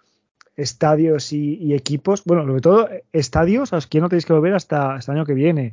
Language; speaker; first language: Spanish; native; Spanish